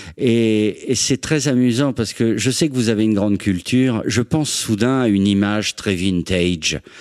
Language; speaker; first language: French; native; French